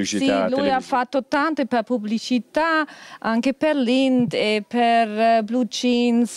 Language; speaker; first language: Italian; non-native, fluent; German